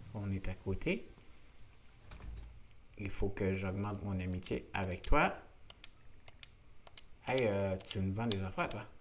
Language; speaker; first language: French; native; French